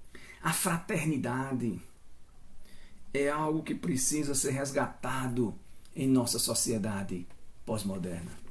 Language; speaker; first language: Portuguese; native; Portuguese